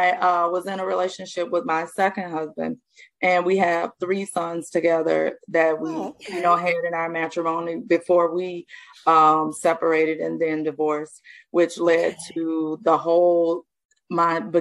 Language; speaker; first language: English; native; English